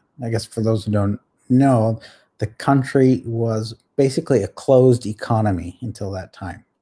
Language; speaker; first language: English; native; English